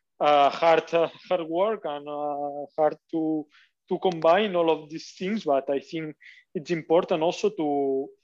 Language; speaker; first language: English; non-native, learner; Catalan